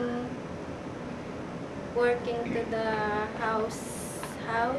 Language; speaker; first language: English; non-native, learner; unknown